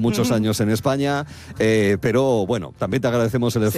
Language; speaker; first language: Spanish; native; Spanish